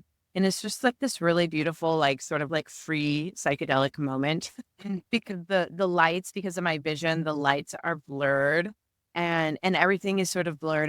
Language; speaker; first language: English; native; English